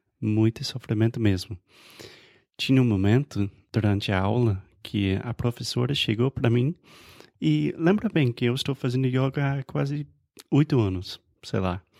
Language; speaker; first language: Portuguese; non-native, fluent; English